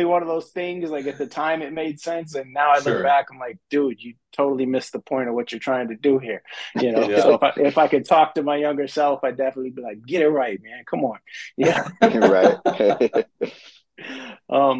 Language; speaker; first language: English; native; English